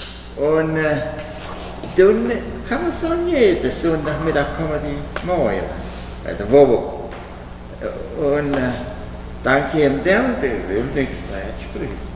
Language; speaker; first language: German; early bilingual, heritage; German